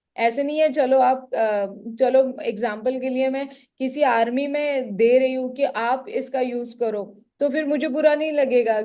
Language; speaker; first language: Hindi; non-native, local second language; Marathi